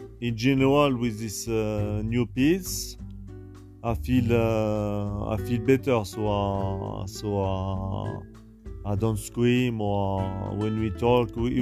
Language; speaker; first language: English; non-native, learner; French